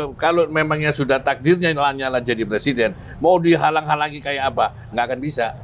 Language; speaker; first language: Indonesian; native; Indonesian